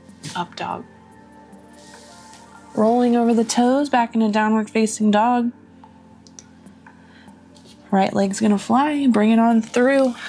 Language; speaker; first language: English; native; English